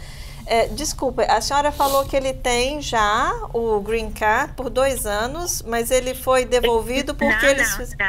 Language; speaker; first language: Portuguese; native; Portuguese